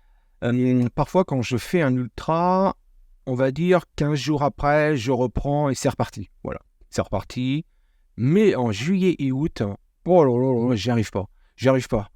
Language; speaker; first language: French; native; French